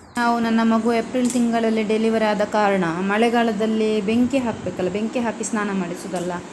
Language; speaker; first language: Kannada; non-native, local second language; Tulu